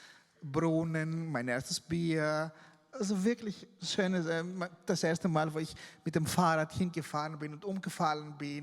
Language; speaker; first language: German; non-native, fluent; Greek